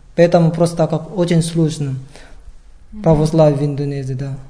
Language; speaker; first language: Russian; non-native, learner; Indonesian